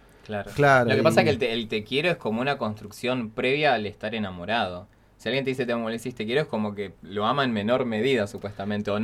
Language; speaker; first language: Spanish; native; Spanish